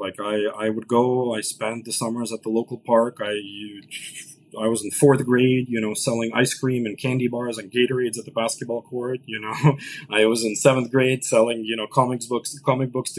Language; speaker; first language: English; early bilingual, other home language; Russian